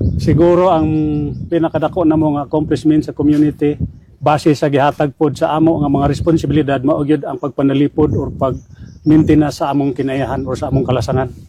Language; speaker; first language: Cebuano; non-native, local second language; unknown